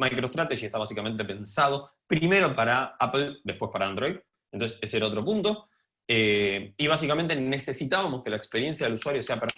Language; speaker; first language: Spanish; native; Spanish